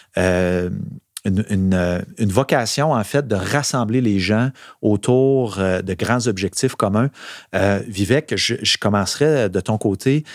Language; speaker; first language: French; native; French